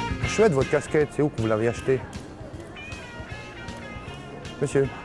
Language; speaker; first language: French; non-native, local second language; Luxembourgish